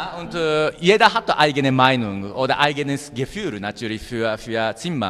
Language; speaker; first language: German; non-native, learner; Japanese